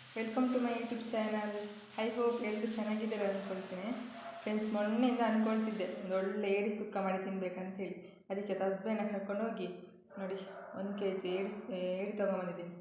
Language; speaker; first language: Kannada; non-native, local second language; Tulu